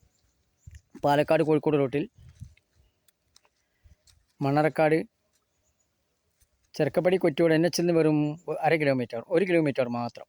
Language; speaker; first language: Malayalam; native; Malayalam